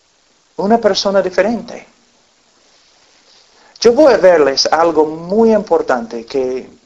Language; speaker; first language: Spanish; non-native, fluent; English